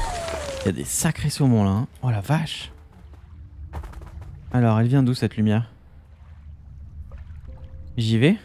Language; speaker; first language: French; native; French